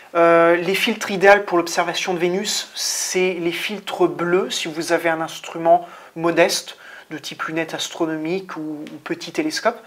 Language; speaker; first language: French; native; French